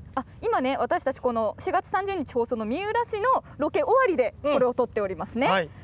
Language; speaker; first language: Japanese; native; Japanese